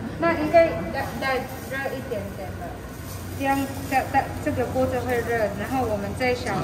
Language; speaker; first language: Chinese; non-native, learner; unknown